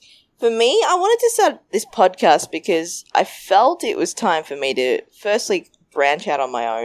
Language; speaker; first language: English; native; English